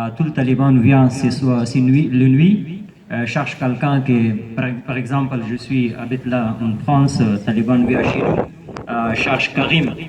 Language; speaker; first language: French; non-native, learner; Persian